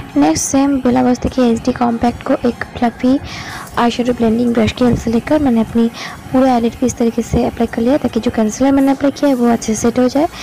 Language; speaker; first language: Hindi; non-native, local second language; Bangla